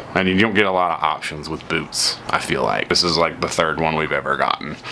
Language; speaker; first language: English; native; English